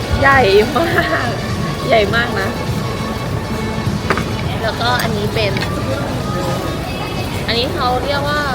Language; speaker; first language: Thai; native; Thai